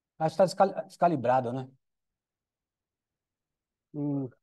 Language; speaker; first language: Portuguese; native; Portuguese